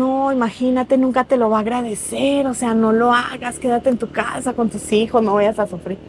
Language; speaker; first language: Spanish; native; Spanish